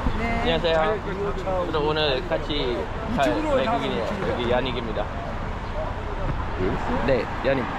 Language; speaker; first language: Korean; non-native, fluent; Dutch